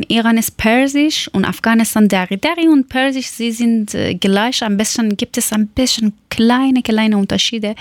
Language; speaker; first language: German; non-native, learner; Persian